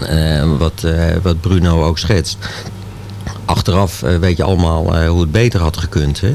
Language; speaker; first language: Dutch; native; Dutch